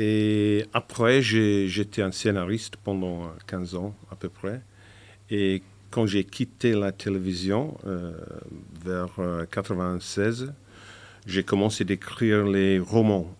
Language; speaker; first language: French; non-native, fluent; English